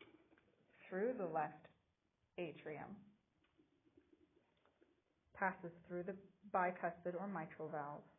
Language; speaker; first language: English; native; English